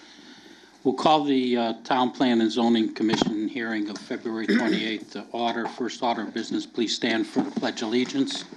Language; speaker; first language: English; native; English